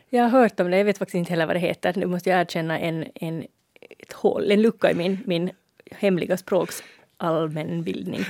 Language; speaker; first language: Swedish; native; Swedish